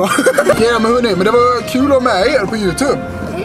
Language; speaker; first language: Swedish; native; Swedish